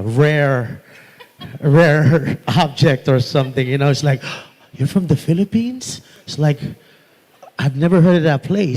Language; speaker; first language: English; non-native, local second language; Pampanga